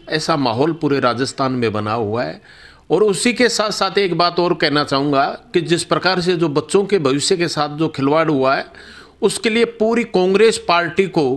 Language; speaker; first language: Hindi; native; Hindi